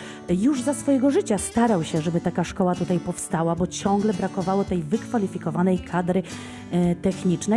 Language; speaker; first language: Polish; native; Polish